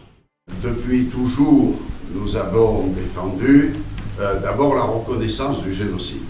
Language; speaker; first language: French; native; French